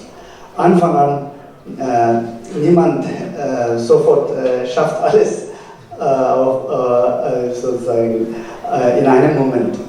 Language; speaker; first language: German; non-native, fluent; Tibetan